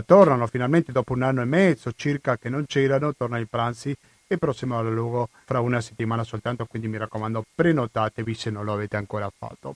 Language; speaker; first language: Italian; non-native, fluent; Spanish